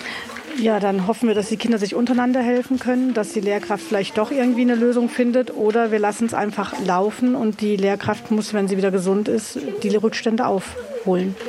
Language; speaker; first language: German; native; German